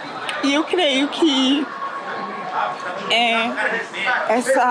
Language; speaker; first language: Portuguese; native; Portuguese